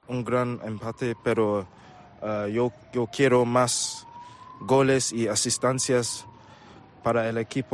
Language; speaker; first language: Spanish; non-native, learner; English